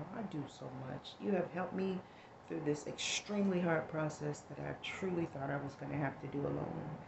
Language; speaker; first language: English; native; English